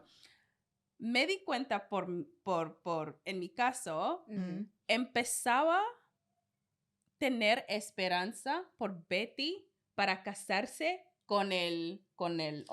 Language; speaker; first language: Spanish; non-native, learner; English